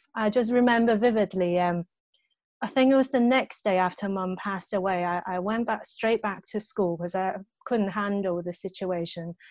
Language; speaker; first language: English; non-native, local second language; Cantonese